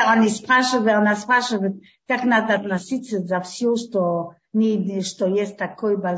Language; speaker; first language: Russian; early bilingual, heritage; Hebrew